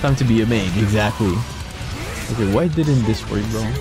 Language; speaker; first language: English; non-native, fluent; French